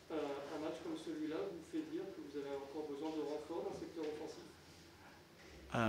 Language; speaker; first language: French; native; French